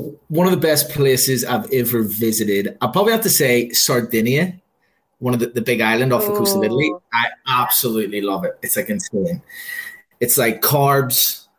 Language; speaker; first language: English; native; English